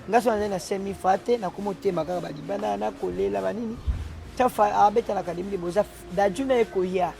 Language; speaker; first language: Lingala; native; Lingala